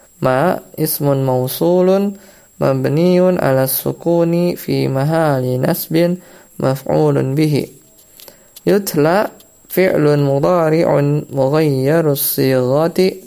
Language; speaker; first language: Arabic; non-native, fluent; Indonesian